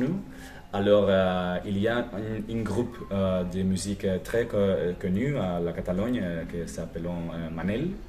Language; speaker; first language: French; non-native, fluent; Spanish